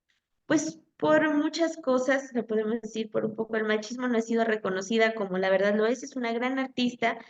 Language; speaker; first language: Spanish; native; Spanish